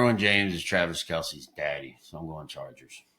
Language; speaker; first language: English; native; English